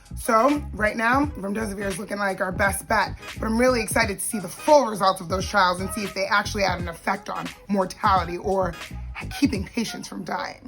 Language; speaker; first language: English; native; English